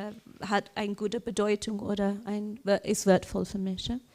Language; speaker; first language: German; non-native, learner; English